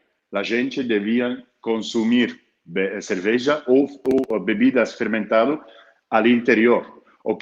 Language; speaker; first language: Spanish; non-native, fluent; Dutch